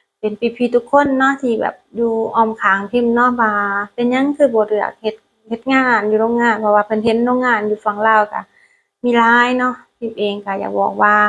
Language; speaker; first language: Thai; non-native, learner; Lao